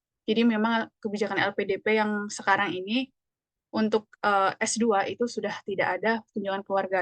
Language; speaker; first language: Indonesian; native; Indonesian